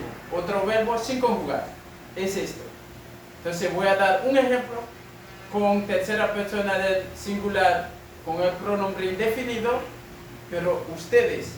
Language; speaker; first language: Spanish; non-native, fluent; French